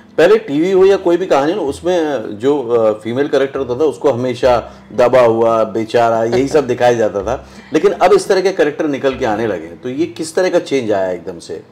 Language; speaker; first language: Hindi; native; Hindi